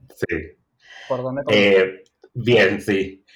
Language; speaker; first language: Spanish; native; Spanish